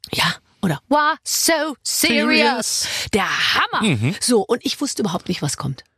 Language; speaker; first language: German; native; German